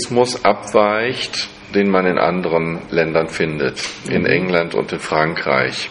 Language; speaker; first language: German; non-native, fluent; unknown